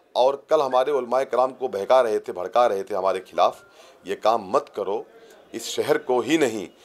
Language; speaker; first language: Hindi; native; Hindi